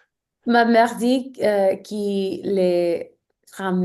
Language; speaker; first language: French; non-native, learner; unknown